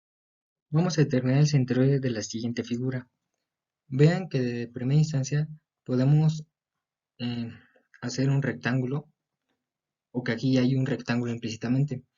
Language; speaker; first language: Spanish; native; Spanish